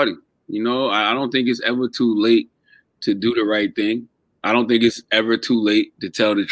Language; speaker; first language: English; native; English